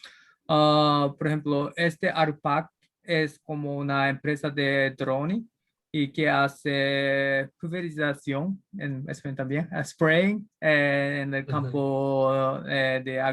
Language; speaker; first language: Spanish; non-native, learner; Japanese